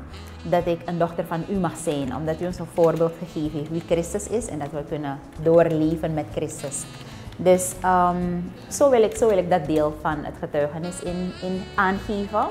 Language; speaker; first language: Dutch; native; Dutch